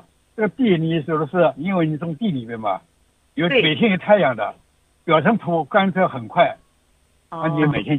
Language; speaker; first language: Chinese; native; Chinese